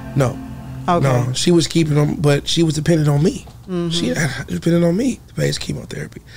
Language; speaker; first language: English; native; English